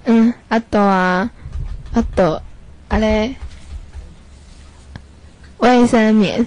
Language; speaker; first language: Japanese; non-native, learner; Chinese